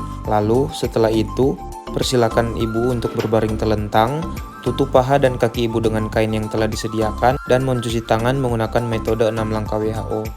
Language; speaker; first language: Indonesian; native; Indonesian